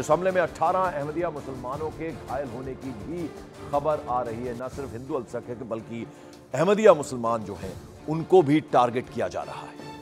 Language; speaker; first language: Hindi; native; Hindi